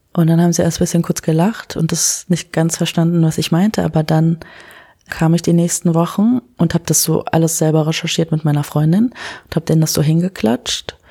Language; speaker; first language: German; early bilingual, other home language; Kurdish